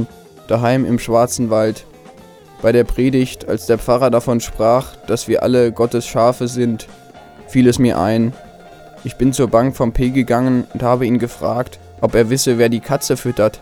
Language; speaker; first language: German; native; German